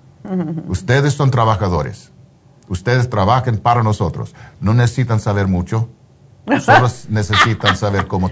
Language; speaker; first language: Spanish; early bilingual, heritage; Spanish